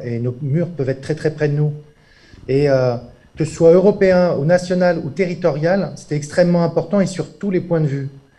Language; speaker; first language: French; native; French